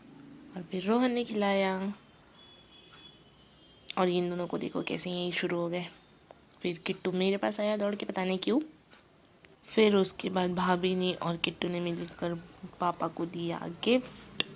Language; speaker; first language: Hindi; native; Hindi